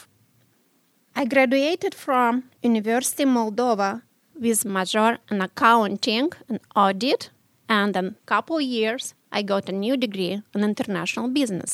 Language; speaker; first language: English; non-native, learner; Romanian